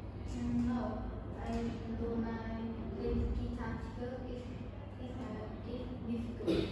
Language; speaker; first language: English; non-native, learner; Vietnamese